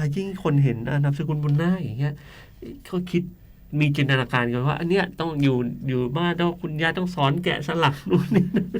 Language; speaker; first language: Thai; native; Thai